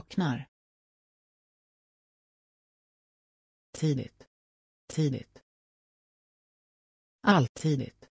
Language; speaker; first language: Swedish; non-native, learner; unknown